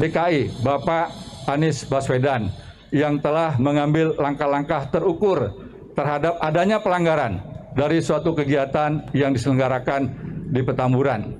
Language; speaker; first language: Indonesian; native; Indonesian